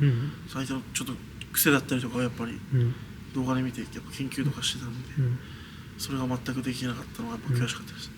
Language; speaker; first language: Japanese; native; Japanese